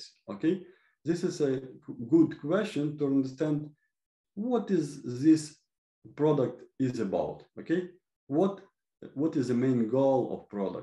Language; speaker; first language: English; non-native, fluent; Ukrainian